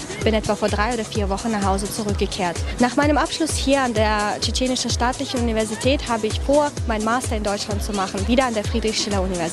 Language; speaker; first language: German; non-native, fluent; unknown